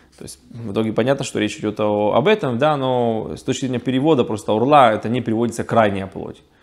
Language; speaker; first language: Russian; early bilingual, heritage; Russian